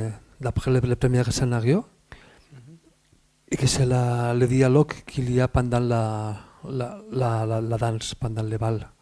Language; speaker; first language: French; non-native, fluent; Spanish